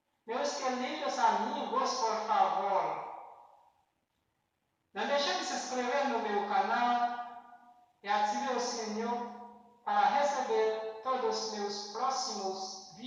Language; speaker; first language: Portuguese; non-native, fluent; Haitian Creole